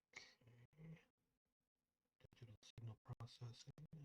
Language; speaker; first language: English; native; English